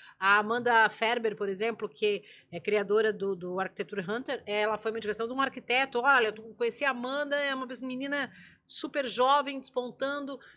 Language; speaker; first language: Portuguese; native; Portuguese